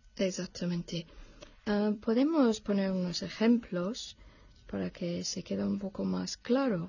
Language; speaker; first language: Spanish; non-native, fluent; English